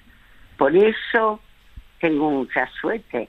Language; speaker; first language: Spanish; early bilingual, other home language; French